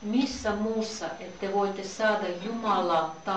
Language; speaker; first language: Finnish; non-native, learner; Russian